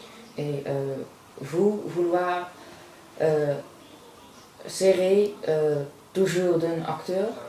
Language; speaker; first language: French; non-native, learner; Dutch